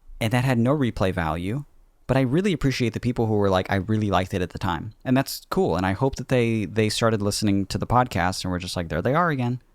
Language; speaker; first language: English; native; English